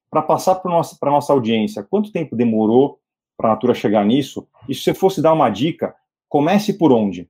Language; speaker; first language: Portuguese; native; Portuguese